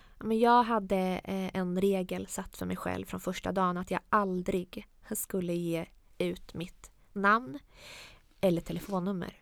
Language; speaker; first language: Swedish; early bilingual, other home language; Arabic